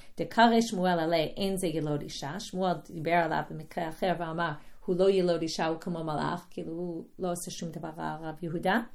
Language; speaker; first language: Hebrew; non-native, fluent; English